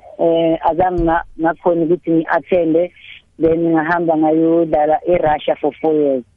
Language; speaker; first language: Zulu; non-native, local second language; South Ndebele